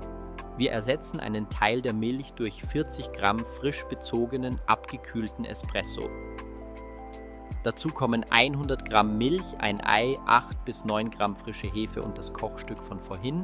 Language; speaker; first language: German; native; German